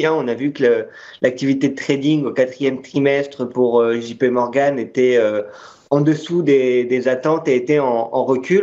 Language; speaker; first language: French; native; French